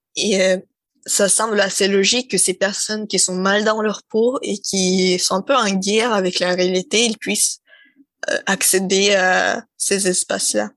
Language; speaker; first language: French; non-native, fluent; Russian